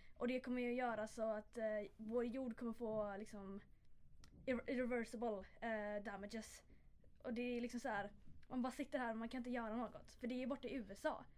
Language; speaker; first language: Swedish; native; Swedish